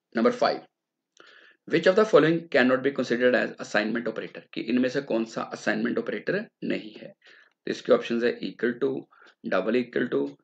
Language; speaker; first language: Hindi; non-native, local second language; Punjabi